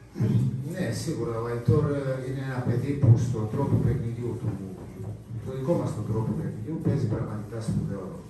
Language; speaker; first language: Greek; non-native, fluent; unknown